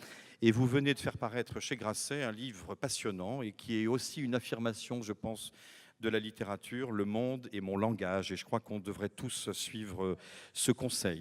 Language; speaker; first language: French; native; French